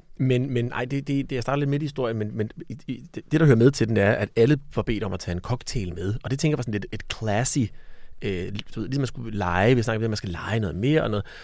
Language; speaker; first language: Danish; native; Danish